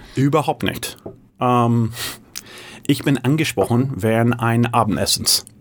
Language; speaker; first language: German; non-native, fluent; English